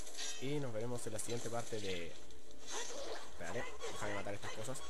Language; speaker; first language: Spanish; native; Spanish